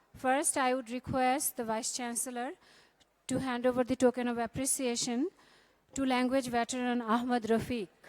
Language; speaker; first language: English; non-native, local second language; Bangla